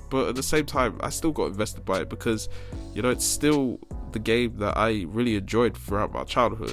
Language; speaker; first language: English; native; English